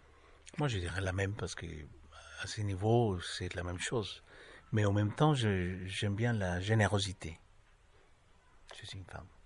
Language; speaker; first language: French; non-native, fluent; Spanish